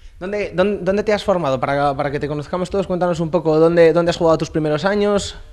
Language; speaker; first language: Spanish; native; Spanish